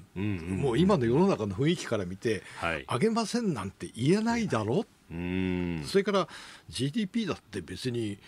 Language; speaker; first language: Japanese; native; Japanese